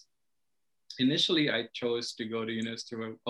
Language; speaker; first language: English; non-native, local second language; Hindi